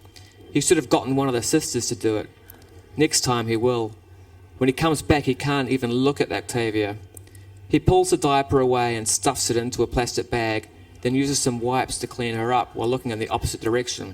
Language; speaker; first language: English; native; English